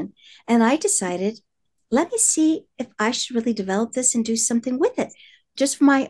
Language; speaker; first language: English; native; English